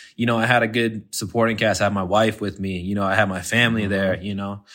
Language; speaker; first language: English; native; English